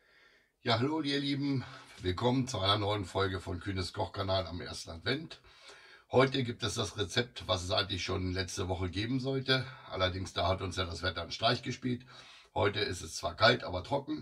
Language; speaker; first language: German; native; German